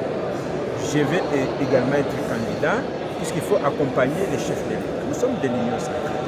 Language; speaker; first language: French; non-native, local second language; Swahili